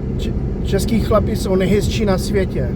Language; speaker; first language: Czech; non-native, fluent; English